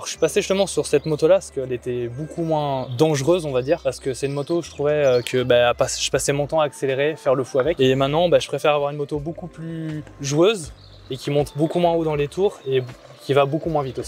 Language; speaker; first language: French; native; French